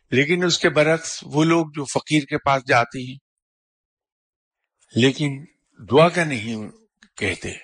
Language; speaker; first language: Urdu; native; Urdu